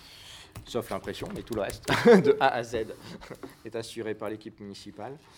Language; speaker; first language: French; native; French